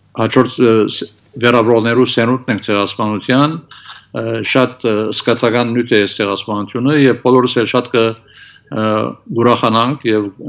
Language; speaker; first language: Armenian; early bilingual, heritage; Armenian